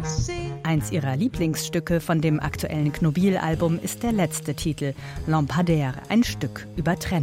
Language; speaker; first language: German; native; German